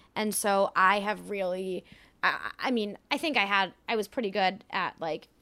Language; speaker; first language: English; early bilingual, other home language; French